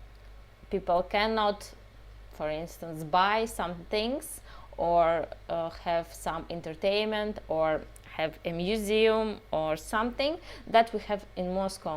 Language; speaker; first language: English; non-native, fluent; Russian